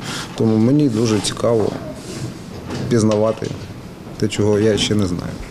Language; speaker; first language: Ukrainian; non-native, local second language; Russian